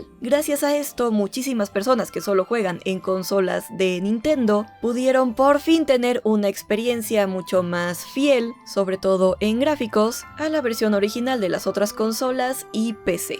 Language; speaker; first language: Spanish; native; Spanish